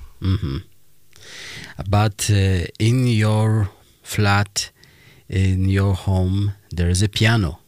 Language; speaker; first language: English; non-native, learner; Polish